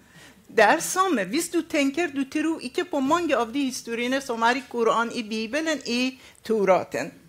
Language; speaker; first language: Norwegian; non-native, fluent; Arabic